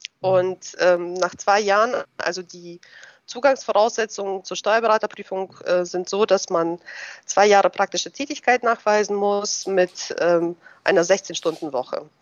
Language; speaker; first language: German; early bilingual, other home language; Russian